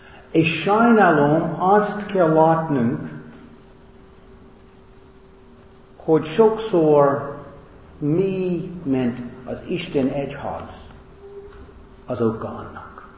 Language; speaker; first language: Hungarian; non-native, learner; English